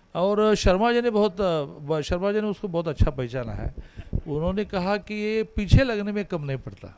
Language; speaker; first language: Hindi; non-native, local second language; Marathi